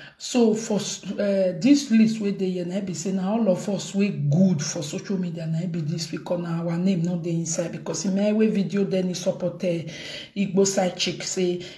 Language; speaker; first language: Nigerian Pidgin; non-native, local second language; Bini